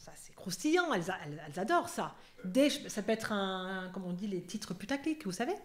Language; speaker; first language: French; native; French